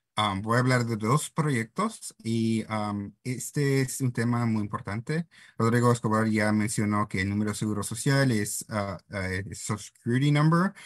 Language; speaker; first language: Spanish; non-native, fluent; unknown